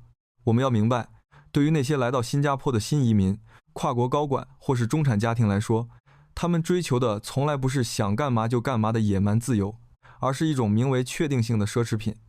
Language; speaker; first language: Chinese; native; Chinese